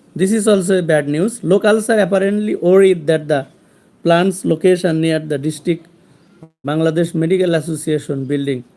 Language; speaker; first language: English; non-native, local second language; Bangla